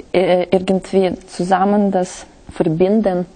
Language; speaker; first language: German; non-native, learner; Russian